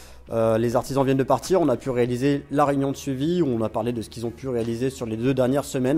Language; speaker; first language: French; native; French